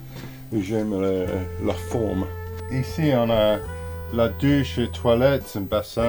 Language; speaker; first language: French; non-native, fluent; English